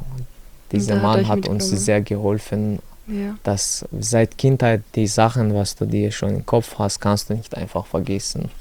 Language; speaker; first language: German; non-native, learner; Chechen